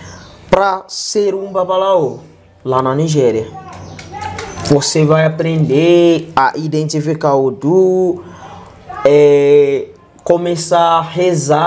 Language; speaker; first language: Portuguese; non-native, learner; Yoruba